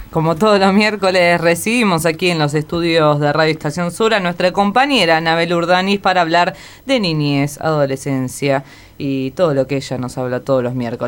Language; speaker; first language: Spanish; native; Spanish